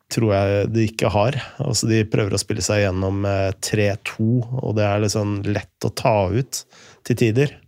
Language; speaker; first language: Norwegian; native; Norwegian